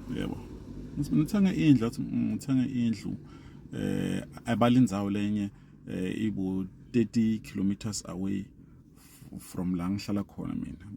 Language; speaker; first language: Zulu; non-native, local second language; Swati